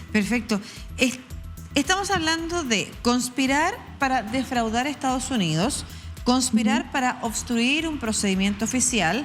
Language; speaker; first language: Spanish; native; Spanish